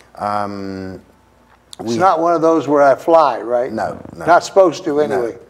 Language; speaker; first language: English; native; English